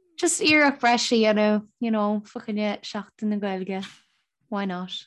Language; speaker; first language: Irish; native; Irish